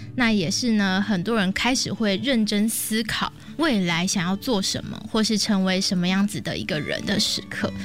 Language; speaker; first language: Chinese; native; Chinese